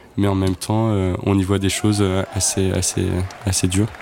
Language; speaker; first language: French; native; French